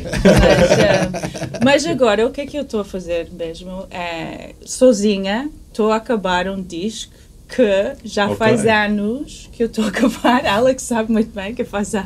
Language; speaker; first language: Portuguese; non-native, fluent; English